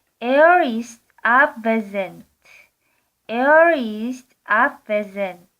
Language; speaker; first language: German; non-native, learner; Korean